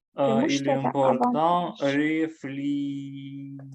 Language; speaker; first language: French; non-native, learner; Russian